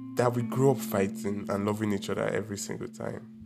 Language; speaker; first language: English; non-native, local second language; Igbo